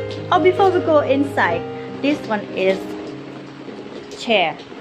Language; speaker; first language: English; non-native, fluent; Thai